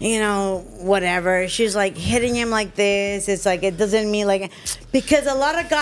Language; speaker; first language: English; native; English